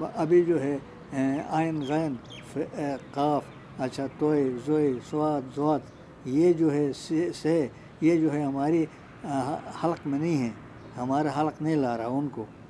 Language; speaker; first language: Urdu; non-native, local second language; Shina